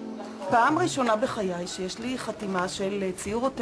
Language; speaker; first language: Hebrew; native; Hebrew